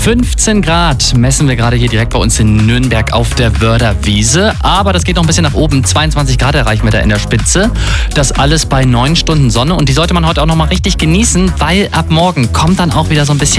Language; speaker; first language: German; native; German